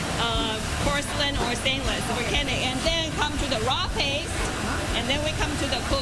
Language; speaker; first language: English; non-native, learner; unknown